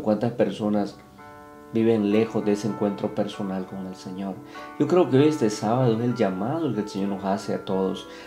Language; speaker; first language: Spanish; native; Spanish